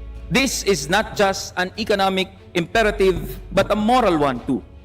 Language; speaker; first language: English; non-native, local second language; Filipino